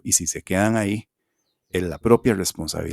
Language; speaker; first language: Spanish; native; Spanish